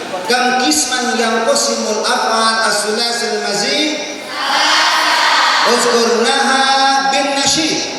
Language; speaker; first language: Arabic; non-native, fluent; Indonesian